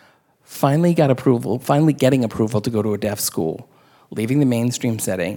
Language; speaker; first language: English; native; English